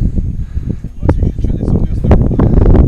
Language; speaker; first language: French; native; French